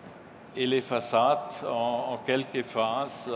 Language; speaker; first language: French; non-native, learner; German